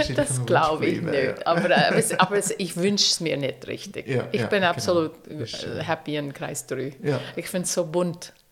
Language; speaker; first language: German; non-native, fluent; English